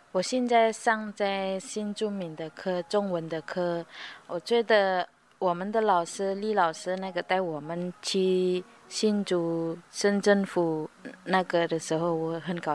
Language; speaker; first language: Chinese; non-native, learner; Indonesian